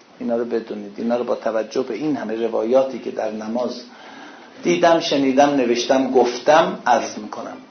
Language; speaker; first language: Persian; non-native, local second language; Azerbaijani